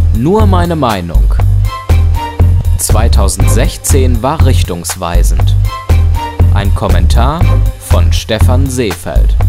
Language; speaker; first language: German; native; German